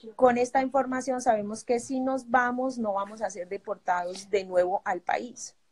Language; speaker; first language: Spanish; native; Spanish